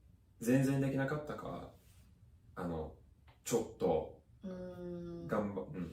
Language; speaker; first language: Japanese; non-native, fluent; English